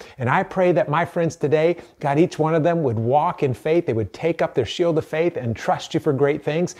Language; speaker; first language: English; native; English